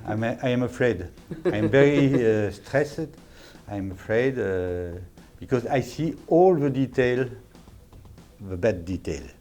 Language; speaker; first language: English; non-native, learner; French